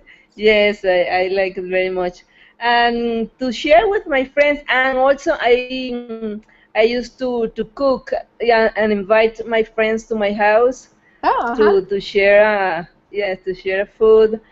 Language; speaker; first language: English; non-native, fluent; Spanish